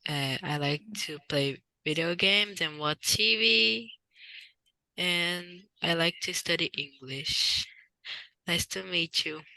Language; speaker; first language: English; non-native, learner; Portuguese